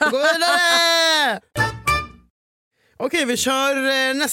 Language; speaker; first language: Swedish; native; Swedish